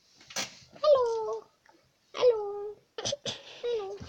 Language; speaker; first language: German; early bilingual, other home language; Hungarian